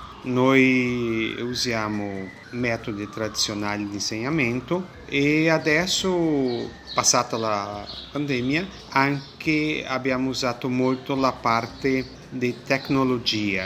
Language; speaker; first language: Italian; early bilingual, heritage; Italian